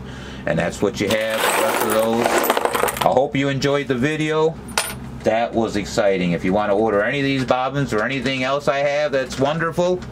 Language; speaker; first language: English; native; English